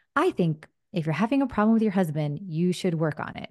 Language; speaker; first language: English; early bilingual, other home language; Spanish